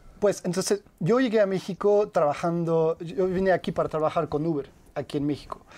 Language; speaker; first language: Spanish; non-native, fluent; French